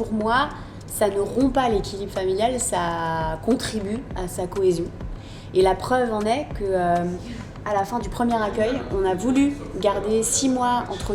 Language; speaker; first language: French; native; French